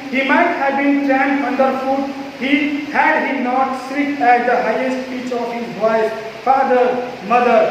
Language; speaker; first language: English; non-native, local second language; Hindi